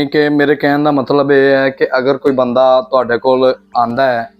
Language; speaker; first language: Urdu; non-native, local second language; Punjabi